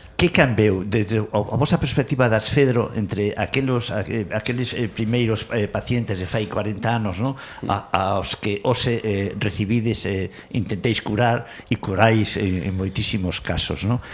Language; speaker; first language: Galician; non-native, local second language; Spanish